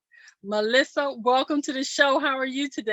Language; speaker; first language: English; native; English